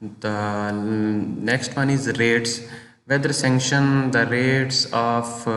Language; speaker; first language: English; non-native, local second language; Hindi